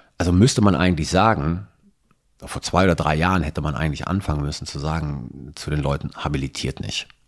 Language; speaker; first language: German; early bilingual, other home language; Italian